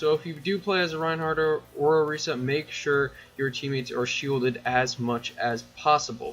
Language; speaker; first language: English; native; English